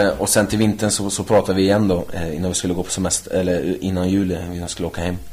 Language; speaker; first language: Swedish; native; Swedish